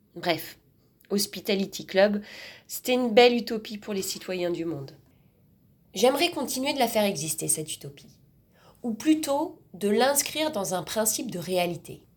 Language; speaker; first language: French; native; French